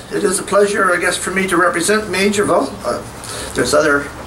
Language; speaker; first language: English; native; English